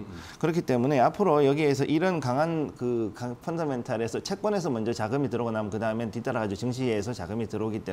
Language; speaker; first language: Korean; native; Korean